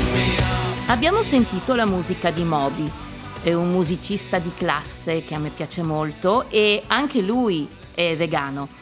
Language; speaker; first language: Italian; native; Italian